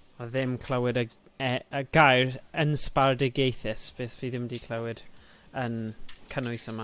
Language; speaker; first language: Welsh; non-native, local second language; English